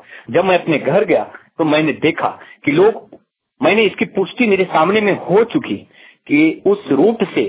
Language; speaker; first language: Hindi; native; Hindi